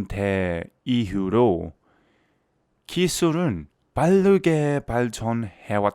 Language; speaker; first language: Korean; non-native, fluent; English